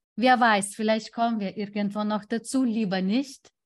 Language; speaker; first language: German; non-native, fluent; Lithuanian